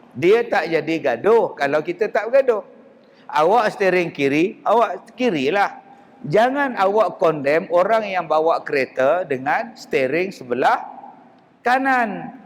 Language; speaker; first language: Malay; native; Malay